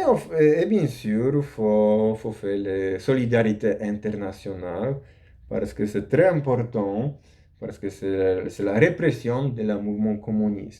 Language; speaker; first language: French; non-native, learner; Polish